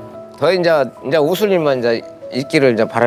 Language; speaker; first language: Korean; native; Korean